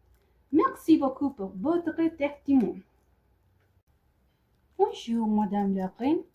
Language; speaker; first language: French; non-native, learner; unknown